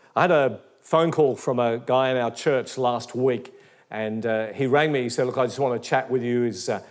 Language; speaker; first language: English; native; English